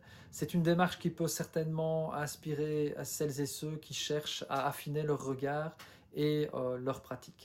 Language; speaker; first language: French; native; French